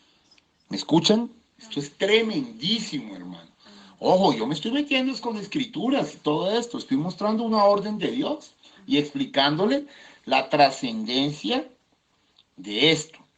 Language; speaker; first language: Spanish; native; Spanish